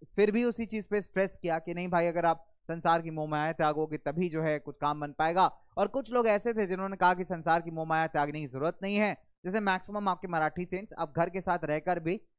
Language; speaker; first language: Hindi; native; Hindi